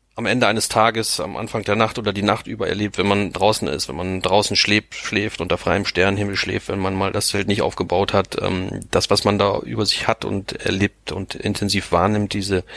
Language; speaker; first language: German; native; German